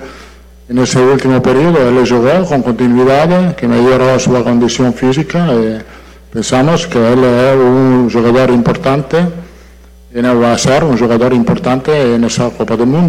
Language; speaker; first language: Portuguese; non-native, fluent; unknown